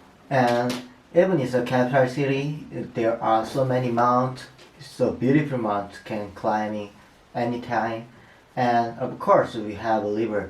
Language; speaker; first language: English; non-native, learner; Korean